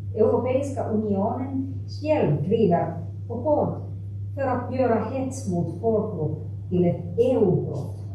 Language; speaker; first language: Swedish; non-native, local second language; Finnish